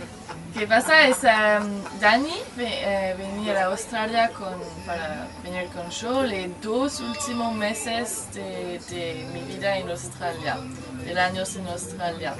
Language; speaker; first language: Spanish; non-native, learner; French